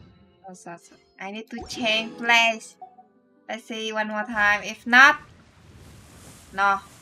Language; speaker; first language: English; non-native, learner; Vietnamese